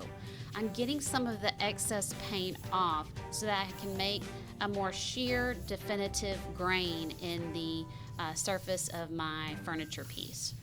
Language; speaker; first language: English; native; English